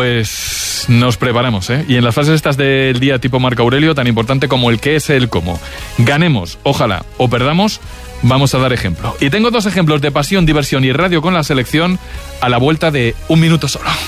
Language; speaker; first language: Spanish; native; Spanish